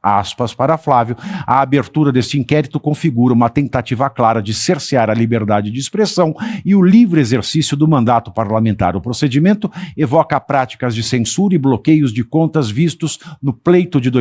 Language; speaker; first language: Portuguese; native; Portuguese